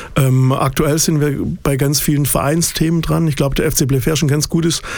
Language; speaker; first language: German; native; German